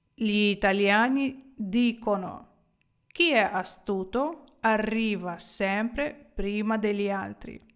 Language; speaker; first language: Italian; non-native, fluent; Ukrainian